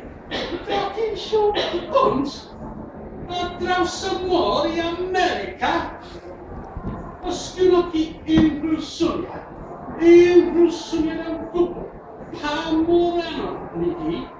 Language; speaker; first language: Welsh; non-native, learner; English